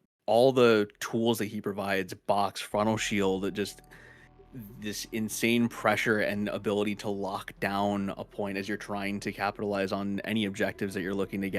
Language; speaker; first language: English; native; English